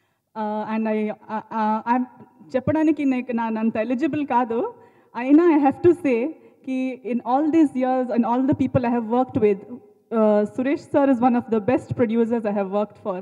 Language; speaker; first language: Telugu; non-native, learner; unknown